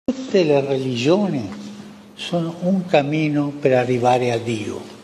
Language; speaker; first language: Italian; non-native, fluent; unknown